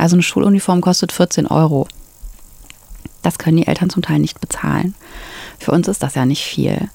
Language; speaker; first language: German; native; German